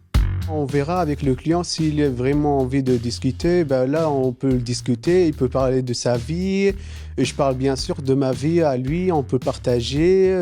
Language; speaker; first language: French; non-native, learner; Arabic